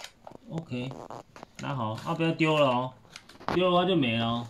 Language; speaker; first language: Chinese; native; Chinese